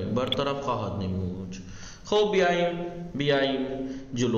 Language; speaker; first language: Persian; non-native, fluent; Urdu